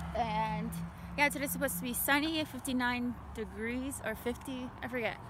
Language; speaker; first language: English; early bilingual, other home language; Spanish